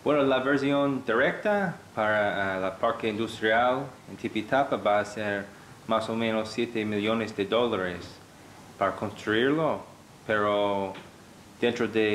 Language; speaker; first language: Spanish; non-native, fluent; English